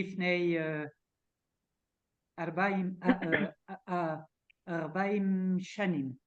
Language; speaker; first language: Hebrew; non-native, learner; French